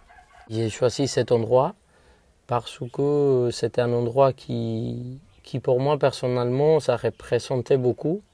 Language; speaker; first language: French; non-native, fluent; Spanish